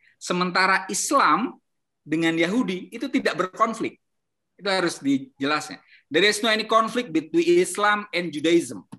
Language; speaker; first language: Indonesian; native; Indonesian